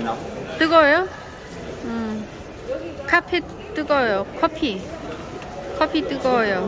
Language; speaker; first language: Korean; non-native, learner; Vietnamese